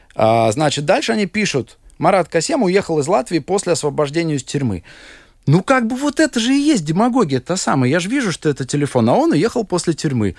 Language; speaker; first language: Russian; native; Russian